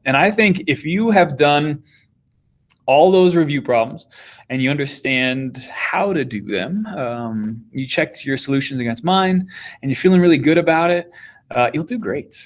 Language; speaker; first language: English; native; English